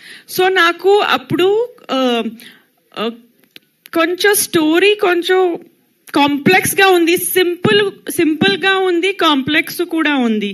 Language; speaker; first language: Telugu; non-native, local second language; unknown